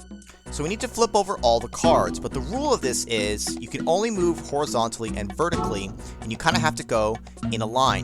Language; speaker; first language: English; native; English